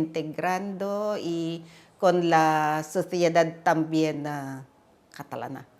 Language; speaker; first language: Spanish; non-native, learner; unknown